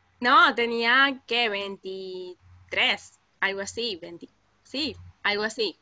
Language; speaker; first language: Spanish; native; Spanish